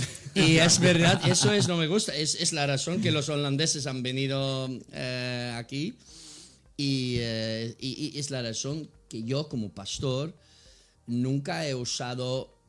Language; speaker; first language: Spanish; non-native, fluent; Dutch